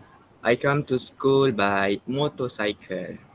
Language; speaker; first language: English; non-native, local second language; Malay